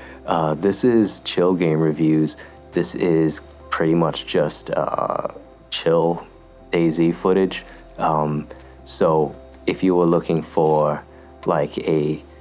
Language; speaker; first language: English; native; English